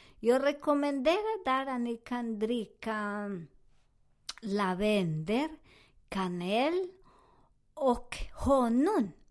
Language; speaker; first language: Swedish; non-native, learner; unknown